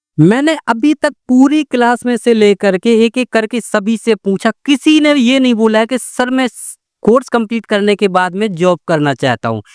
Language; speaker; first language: Hindi; native; Hindi